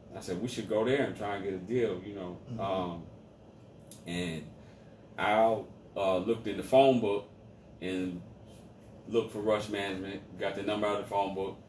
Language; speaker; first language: English; native; English